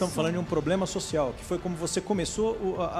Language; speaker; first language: Portuguese; native; Portuguese